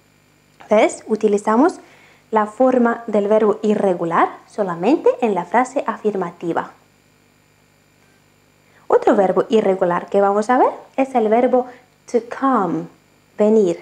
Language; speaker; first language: Spanish; non-native, fluent; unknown